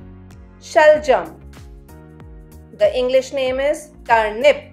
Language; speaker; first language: English; non-native, local second language; Hindi